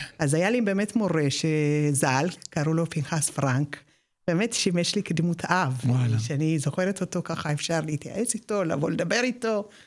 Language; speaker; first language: Hebrew; non-native, fluent; Amharic